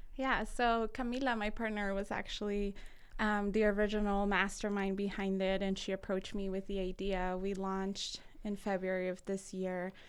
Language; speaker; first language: English; early bilingual, other home language; Spanish